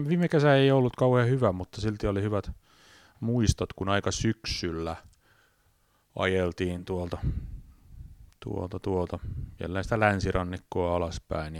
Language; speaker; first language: Finnish; native; Finnish